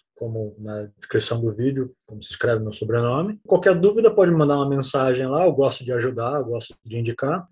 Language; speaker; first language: Portuguese; native; Portuguese